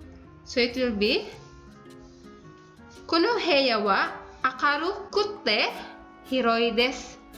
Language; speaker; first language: Japanese; non-native, fluent; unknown